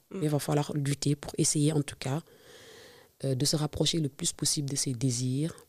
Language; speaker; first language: French; non-native, local second language; Serer